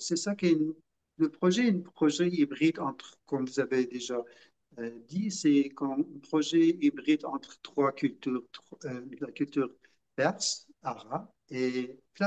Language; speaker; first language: French; non-native, fluent; Persian